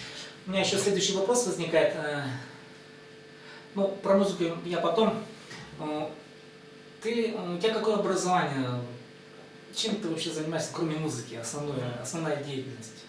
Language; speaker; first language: Russian; native; Russian